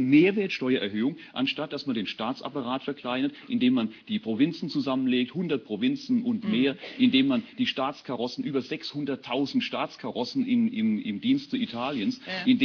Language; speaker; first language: German; native; German